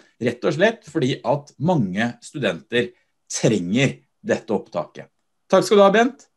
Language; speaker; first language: Norwegian; native; Norwegian